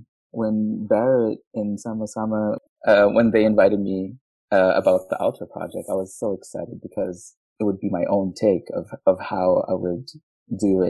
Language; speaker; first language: English; non-native, local second language; Filipino